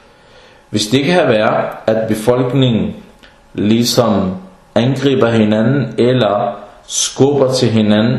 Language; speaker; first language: Danish; early bilingual, other home language; Arabic